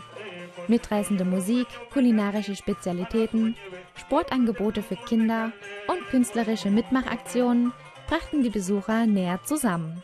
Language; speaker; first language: German; native; German